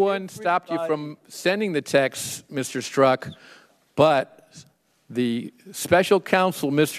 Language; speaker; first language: English; native; English